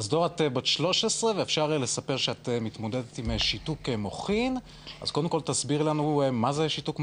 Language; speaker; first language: Hebrew; native; Hebrew